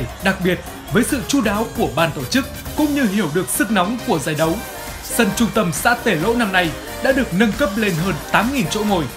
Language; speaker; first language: Vietnamese; native; Vietnamese